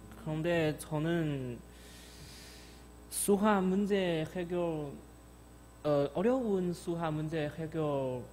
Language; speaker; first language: Korean; non-native, learner; Chinese